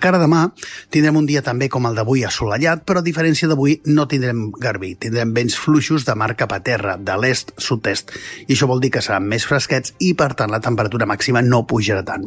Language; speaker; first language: Catalan; native; Catalan